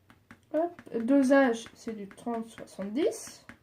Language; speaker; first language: French; native; French